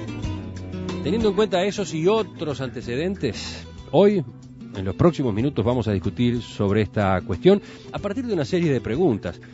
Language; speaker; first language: Spanish; native; Spanish